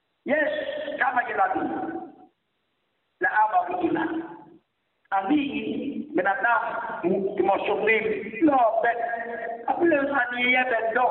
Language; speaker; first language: Hebrew; non-native, fluent; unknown